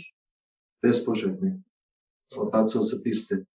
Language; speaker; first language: Polish; non-native, learner; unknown